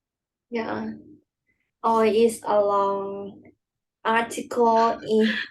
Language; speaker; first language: English; non-native, learner; Vietnamese